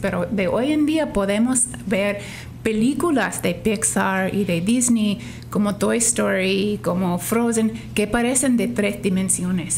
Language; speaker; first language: Spanish; non-native, fluent; English